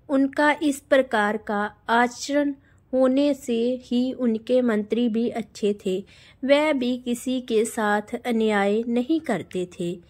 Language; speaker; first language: Hindi; non-native, local second language; Punjabi